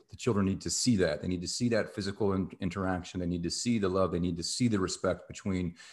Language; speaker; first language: English; native; English